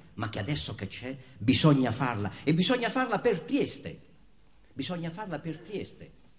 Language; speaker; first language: Italian; native; Italian